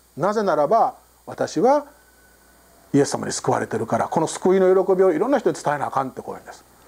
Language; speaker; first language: Japanese; native; Japanese